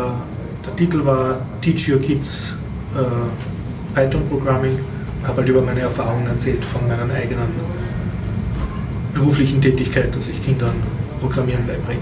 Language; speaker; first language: German; native; German